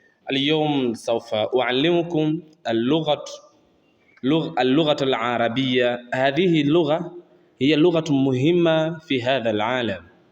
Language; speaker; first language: Arabic; non-native, fluent; Swahili